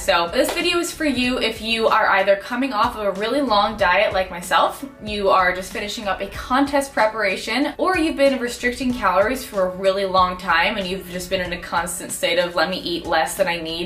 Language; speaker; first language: English; native; English